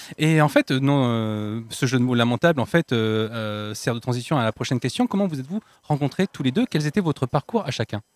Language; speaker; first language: French; native; French